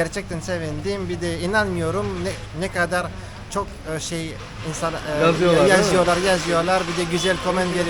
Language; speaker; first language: Turkish; early bilingual, heritage; Turkish